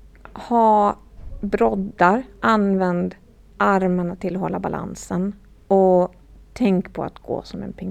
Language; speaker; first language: Swedish; native; Swedish